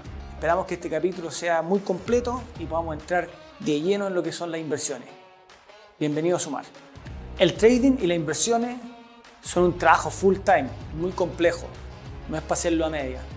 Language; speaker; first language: Spanish; native; Spanish